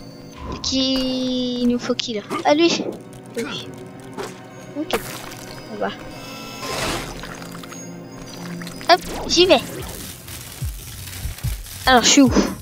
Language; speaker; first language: French; native; French